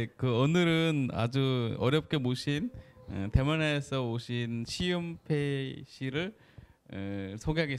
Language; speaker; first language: Korean; non-native, fluent; Bangla